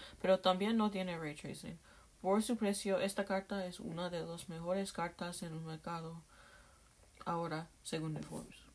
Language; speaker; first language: Spanish; non-native, learner; English